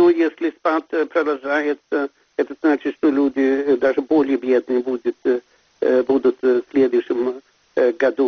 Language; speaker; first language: Russian; non-native, fluent; Swedish